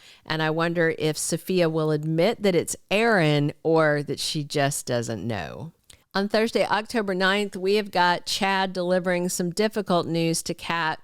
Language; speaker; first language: English; native; English